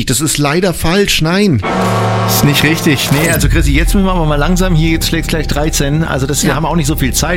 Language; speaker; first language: German; native; German